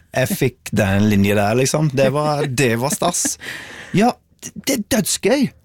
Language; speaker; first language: Norwegian; non-native, fluent; English